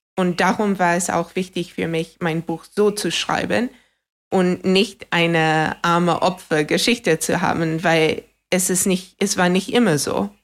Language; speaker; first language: German; non-native, fluent; English